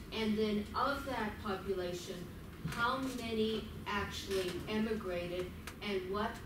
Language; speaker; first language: English; early bilingual, other home language; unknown